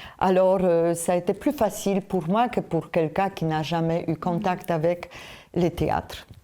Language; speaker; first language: French; non-native, fluent; Polish